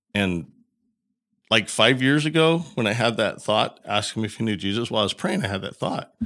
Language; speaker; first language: English; native; English